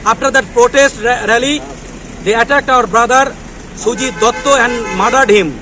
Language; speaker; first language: English; non-native, local second language; Bangla